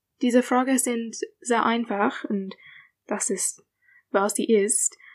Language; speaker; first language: German; non-native, learner; English